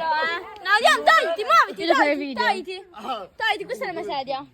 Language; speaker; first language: Italian; early bilingual, other home language; Sinhala